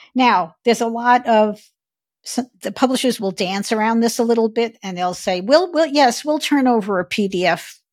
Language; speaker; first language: English; native; English